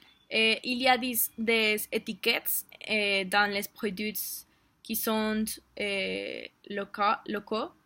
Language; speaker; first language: French; non-native, learner; Spanish